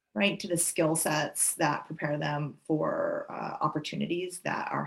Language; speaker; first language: English; native; English